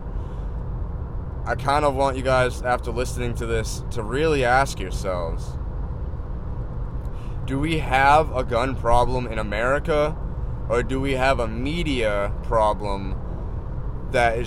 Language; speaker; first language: English; native; English